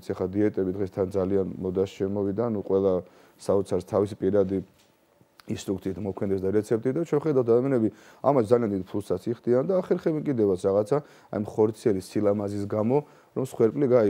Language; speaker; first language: Georgian; native; Georgian